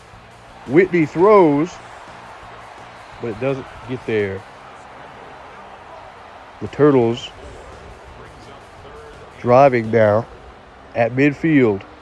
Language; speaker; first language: English; native; English